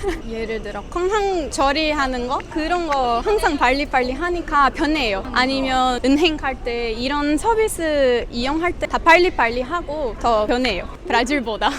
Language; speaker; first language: Korean; non-native, fluent; Portuguese